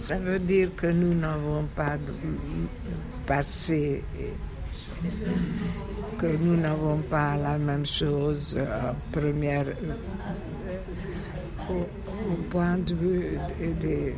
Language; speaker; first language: French; non-native, fluent; Hungarian